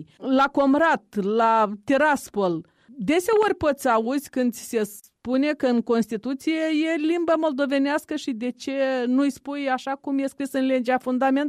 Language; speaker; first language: Romanian; native; Romanian